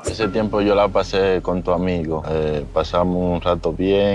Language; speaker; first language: Spanish; native; Spanish